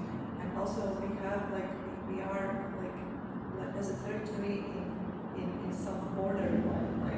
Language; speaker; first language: English; non-native, fluent; Latvian